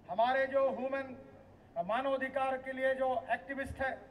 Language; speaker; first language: Hindi; non-native, local second language; Marathi